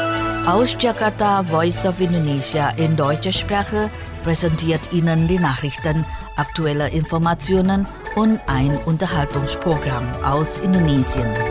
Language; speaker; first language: German; non-native, fluent; Indonesian